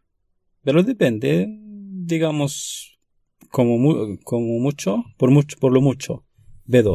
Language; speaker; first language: Spanish; non-native, fluent; Arabic